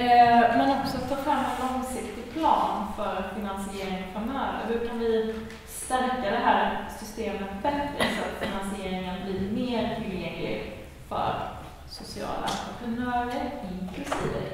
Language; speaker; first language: Swedish; native; Swedish